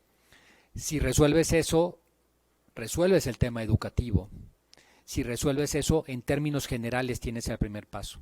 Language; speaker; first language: Spanish; native; Spanish